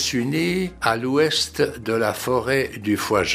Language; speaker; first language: French; native; French